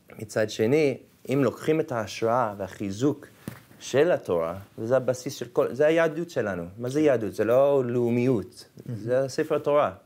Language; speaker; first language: Hebrew; non-native, fluent; English